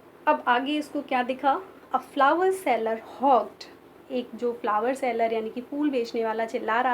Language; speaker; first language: Hindi; native; Hindi